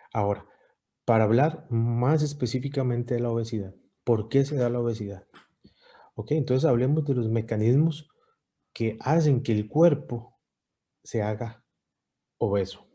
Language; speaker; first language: Spanish; native; Spanish